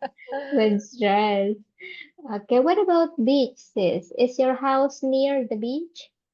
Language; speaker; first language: English; non-native, fluent; Indonesian